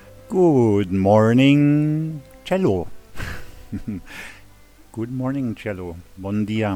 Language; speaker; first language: Spanish; non-native, fluent; Luxembourgish